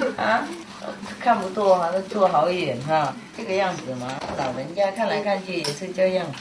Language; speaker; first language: Chinese; non-native, fluent; Vietnamese